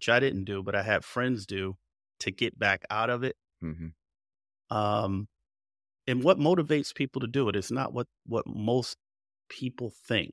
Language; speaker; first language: English; native; English